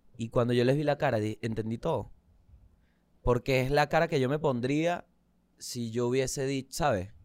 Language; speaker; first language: Spanish; native; Spanish